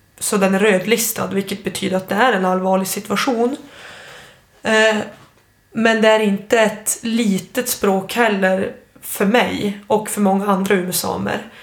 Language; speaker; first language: Swedish; native; Swedish